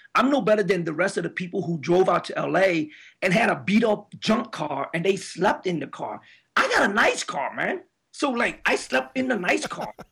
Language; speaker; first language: English; early bilingual, other home language; Spanish